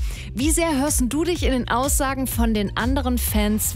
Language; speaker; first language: German; native; German